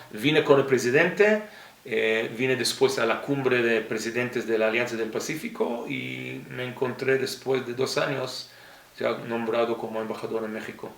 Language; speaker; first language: Spanish; non-native, fluent; Hebrew